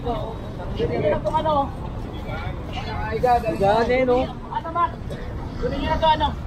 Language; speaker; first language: Filipino; native; Filipino